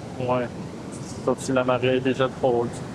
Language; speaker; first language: French; native; French